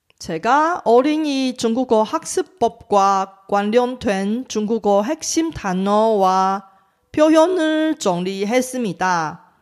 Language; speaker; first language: Korean; non-native, fluent; Chinese